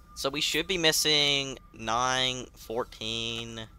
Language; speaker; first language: English; native; English